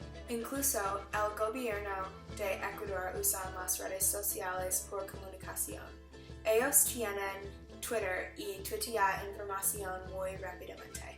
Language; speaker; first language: Spanish; non-native, learner; English